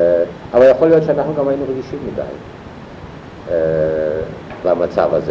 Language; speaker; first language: Hebrew; non-native, fluent; German